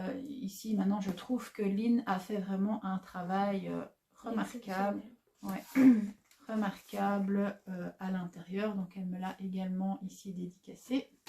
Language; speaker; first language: French; native; French